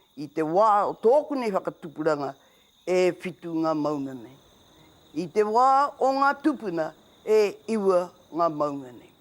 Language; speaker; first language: Māori; native; Māori